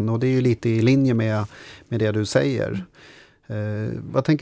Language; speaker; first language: Swedish; native; Swedish